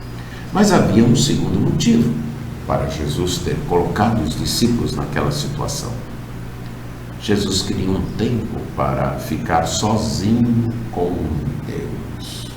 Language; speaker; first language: Portuguese; native; Portuguese